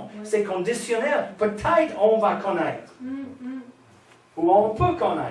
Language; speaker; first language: French; non-native, fluent; English